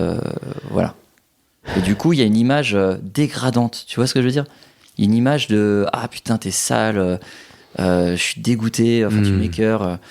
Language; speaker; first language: French; native; French